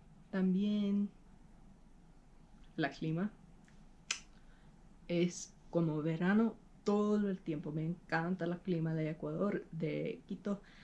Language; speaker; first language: Spanish; non-native, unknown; English